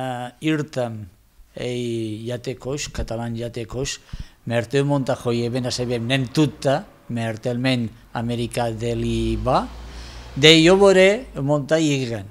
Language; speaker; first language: Hungarian; non-native, learner; Spanish